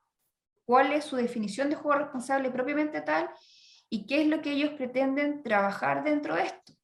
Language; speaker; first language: Spanish; native; Spanish